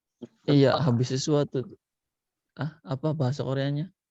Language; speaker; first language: Indonesian; native; Indonesian